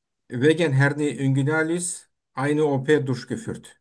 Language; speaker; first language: German; non-native, learner; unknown